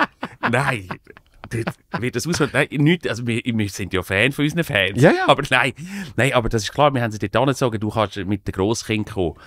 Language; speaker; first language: German; native; German